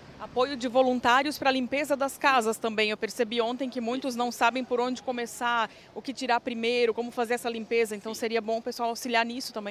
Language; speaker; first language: Portuguese; native; Portuguese